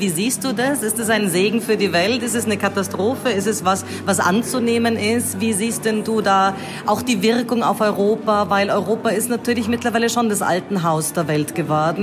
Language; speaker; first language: German; native; German